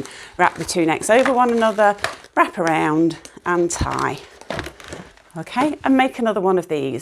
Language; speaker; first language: English; native; English